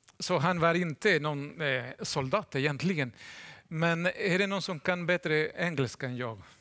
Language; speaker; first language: Swedish; non-native, fluent; Spanish